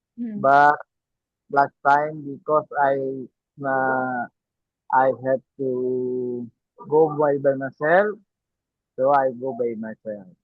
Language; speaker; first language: English; non-native, learner; Indonesian